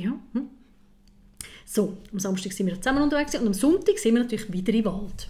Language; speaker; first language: German; native; German